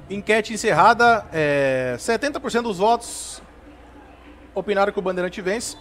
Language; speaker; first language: Portuguese; native; Portuguese